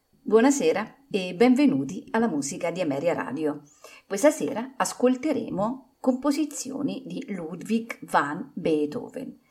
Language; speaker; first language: Italian; native; Italian